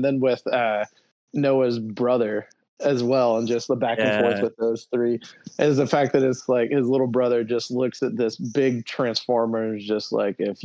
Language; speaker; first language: English; native; English